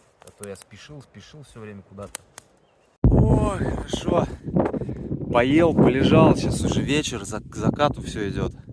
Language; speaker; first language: Russian; native; Russian